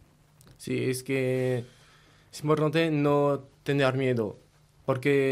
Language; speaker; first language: Spanish; non-native, learner; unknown